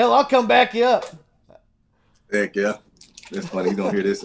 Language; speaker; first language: English; native; English